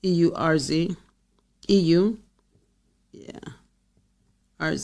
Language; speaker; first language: English; native; English